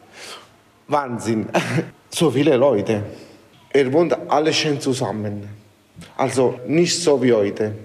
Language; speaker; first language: German; non-native, learner; Italian